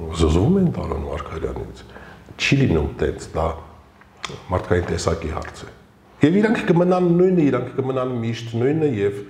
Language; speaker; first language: Armenian; early bilingual, heritage; Armenian